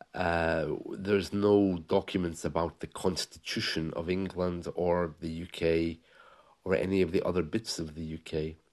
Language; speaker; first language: English; native; English